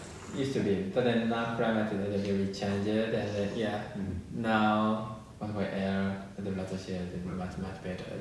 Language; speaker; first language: English; non-native, learner; Japanese